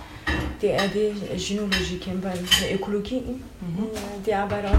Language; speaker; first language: Danish; non-native, fluent; Kurdish